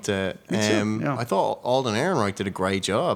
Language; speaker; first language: English; native; English